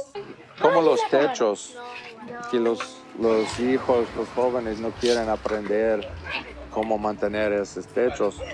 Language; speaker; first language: Spanish; non-native, fluent; English